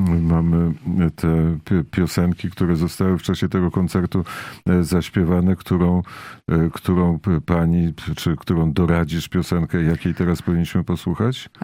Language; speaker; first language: Polish; native; Polish